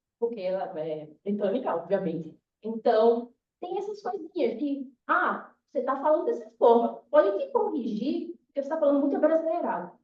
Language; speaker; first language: Portuguese; native; Portuguese